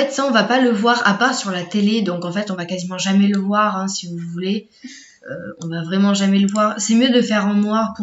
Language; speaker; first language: French; native; French